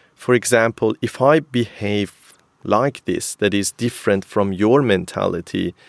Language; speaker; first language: English; non-native, fluent; Persian